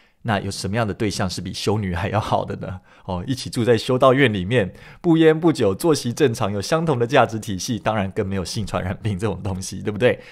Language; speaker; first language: Chinese; early bilingual, other home language; Min Nan Chinese